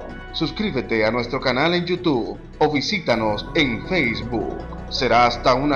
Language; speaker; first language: Spanish; native; Spanish